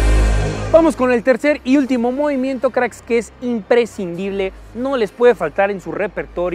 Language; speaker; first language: Spanish; native; Spanish